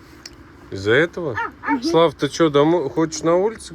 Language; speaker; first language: Russian; native; Russian